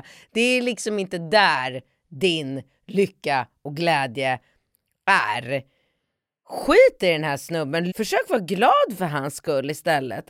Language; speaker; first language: Swedish; native; Swedish